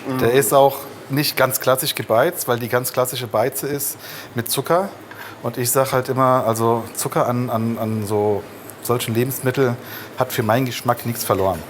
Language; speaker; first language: German; early bilingual, other home language; Russian